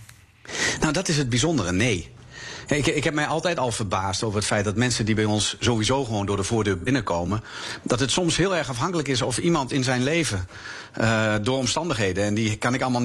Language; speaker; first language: Dutch; native; Dutch